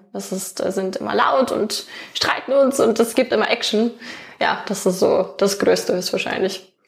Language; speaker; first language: German; non-native, fluent; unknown